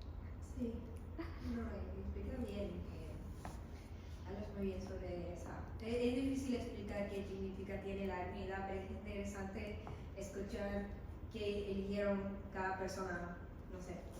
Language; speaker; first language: Spanish; non-native, learner; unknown